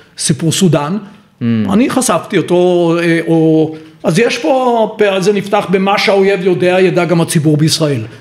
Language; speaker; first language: Hebrew; native; Hebrew